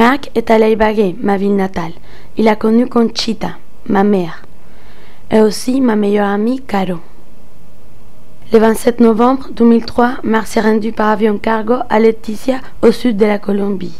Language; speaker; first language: French; non-native, fluent; Spanish